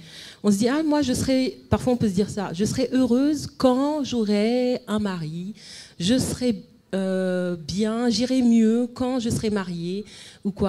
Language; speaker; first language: French; native; French